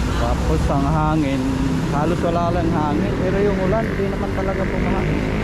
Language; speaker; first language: Filipino; non-native, local second language; Waray